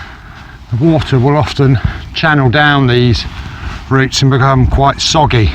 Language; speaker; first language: English; native; English